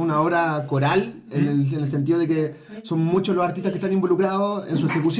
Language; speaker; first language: Spanish; native; Spanish